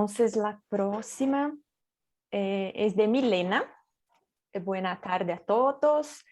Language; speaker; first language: Spanish; non-native, fluent; Portuguese